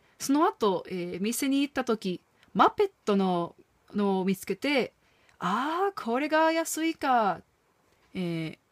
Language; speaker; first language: Japanese; non-native, fluent; English